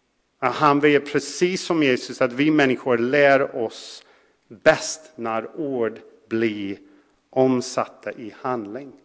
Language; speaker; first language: Swedish; non-native, fluent; English